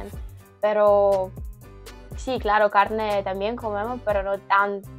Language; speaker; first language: Spanish; non-native, learner; Ukrainian